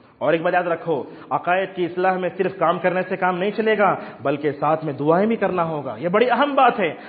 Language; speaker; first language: Urdu; native; Urdu